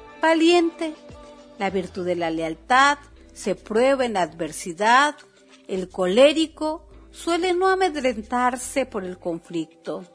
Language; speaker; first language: Spanish; native; Spanish